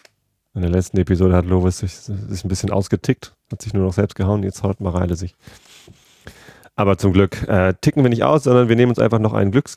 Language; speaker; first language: German; native; German